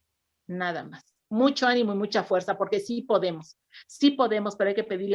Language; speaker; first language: Spanish; native; Spanish